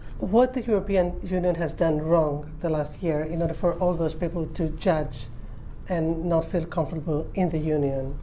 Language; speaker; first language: English; non-native, fluent; Greek